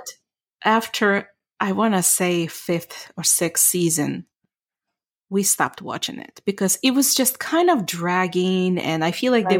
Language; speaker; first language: English; non-native, fluent; Ukrainian